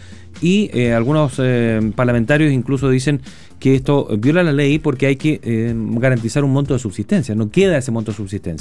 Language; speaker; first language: Spanish; native; Spanish